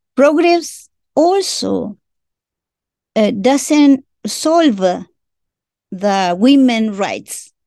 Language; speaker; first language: English; non-native, learner; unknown